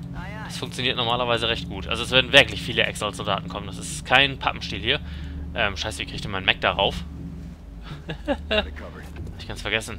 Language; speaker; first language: German; native; German